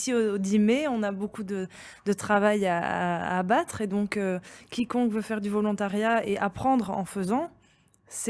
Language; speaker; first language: French; native; French